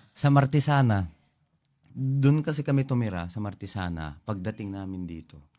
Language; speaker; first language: Filipino; non-native, local second language; Pampanga